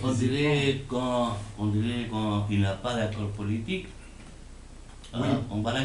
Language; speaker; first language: French; non-native, fluent; Spanish